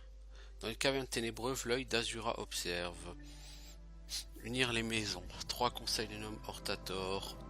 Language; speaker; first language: French; native; French